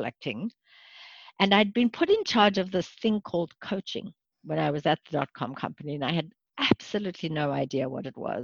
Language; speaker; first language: English; native; English